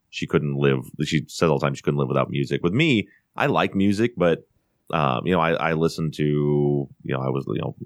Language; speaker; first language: English; native; English